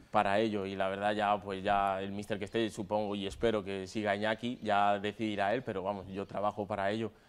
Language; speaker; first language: Spanish; native; Spanish